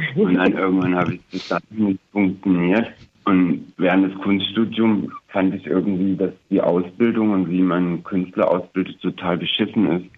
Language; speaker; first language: German; non-native, fluent; English